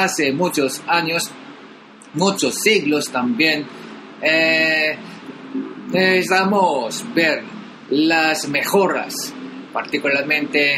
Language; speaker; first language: Spanish; non-native, learner; Filipino